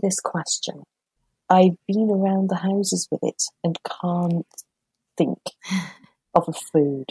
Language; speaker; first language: English; native; English